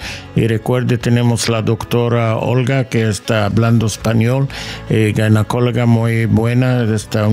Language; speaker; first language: Spanish; non-native, learner; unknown